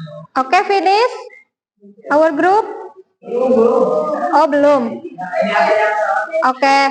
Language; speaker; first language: English; non-native, learner; Indonesian